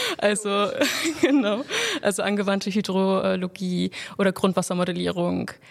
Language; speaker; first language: German; native; German